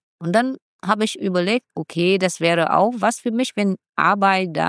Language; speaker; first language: German; non-native, fluent; Vietnamese